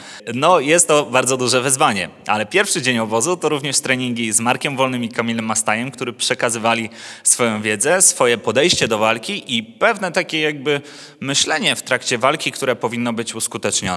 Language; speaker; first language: Polish; native; Polish